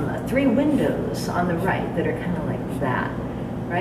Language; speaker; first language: English; native; English